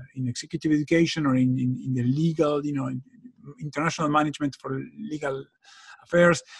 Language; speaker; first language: English; non-native, fluent; Spanish